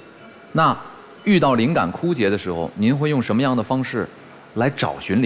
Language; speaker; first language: Chinese; native; Chinese